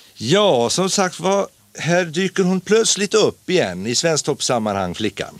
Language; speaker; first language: Swedish; native; Swedish